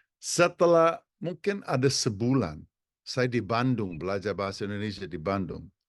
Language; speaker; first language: Indonesian; non-native, fluent; English